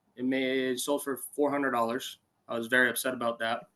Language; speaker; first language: English; native; English